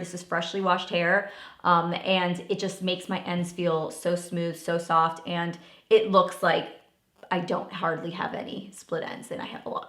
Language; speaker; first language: English; native; English